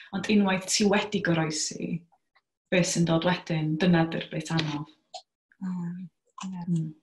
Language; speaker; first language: Welsh; native; Welsh